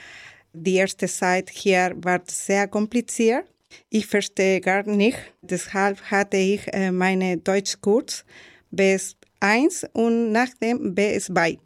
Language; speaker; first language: German; non-native, learner; Spanish